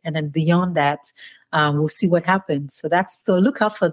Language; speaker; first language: English; non-native, local second language; Yoruba